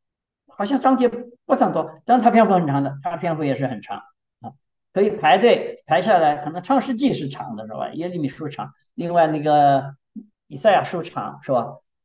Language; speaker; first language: Chinese; native; Chinese